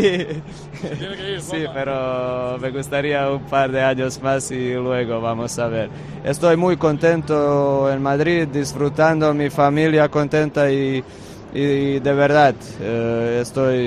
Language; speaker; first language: Spanish; non-native, fluent; Croatian